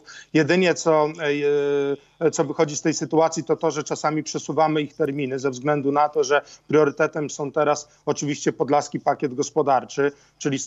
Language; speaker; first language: Polish; native; Polish